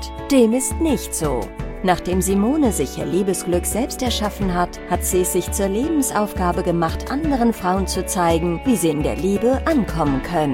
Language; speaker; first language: German; native; German